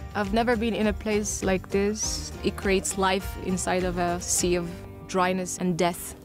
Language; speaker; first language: English; non-native, fluent; Arabic